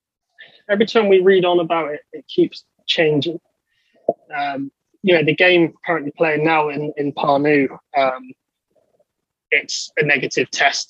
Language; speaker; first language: English; native; English